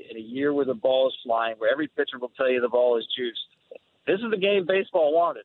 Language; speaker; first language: English; native; English